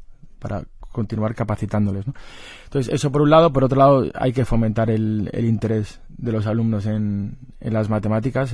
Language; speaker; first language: Spanish; native; Spanish